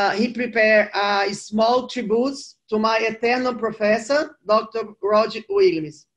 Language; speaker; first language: English; non-native, fluent; Portuguese